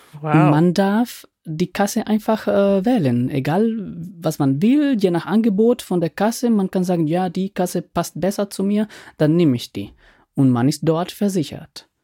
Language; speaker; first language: German; non-native, fluent; Spanish